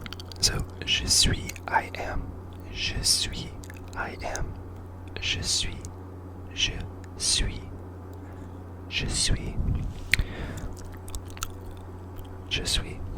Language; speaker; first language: French; non-native, learner; English